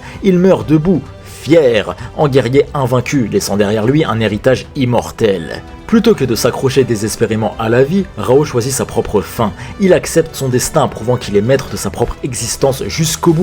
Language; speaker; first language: French; native; French